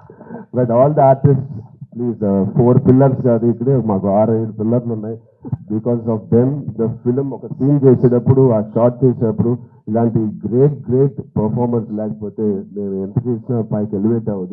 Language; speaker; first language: Telugu; native; Telugu